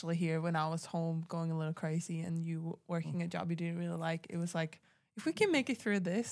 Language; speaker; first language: English; non-native, fluent; Swedish